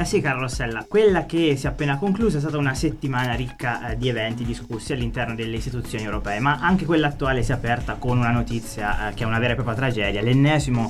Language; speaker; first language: Italian; native; Italian